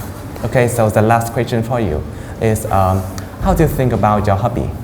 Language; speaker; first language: English; non-native, fluent; Vietnamese